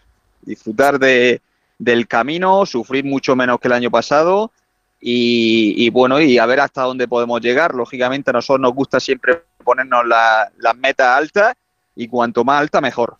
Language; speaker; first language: Spanish; native; Spanish